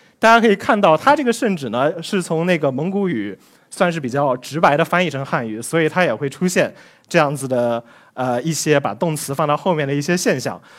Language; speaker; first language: Chinese; native; Chinese